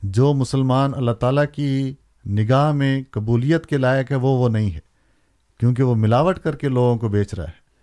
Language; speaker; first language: Urdu; native; Urdu